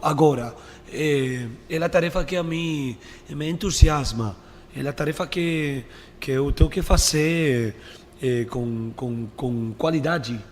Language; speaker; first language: Portuguese; non-native, fluent; Spanish